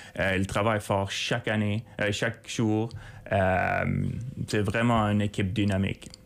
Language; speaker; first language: French; non-native, fluent; Swedish